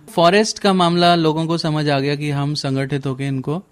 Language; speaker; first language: Hindi; native; Hindi